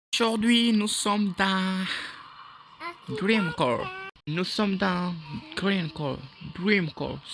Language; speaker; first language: French; non-native, learner; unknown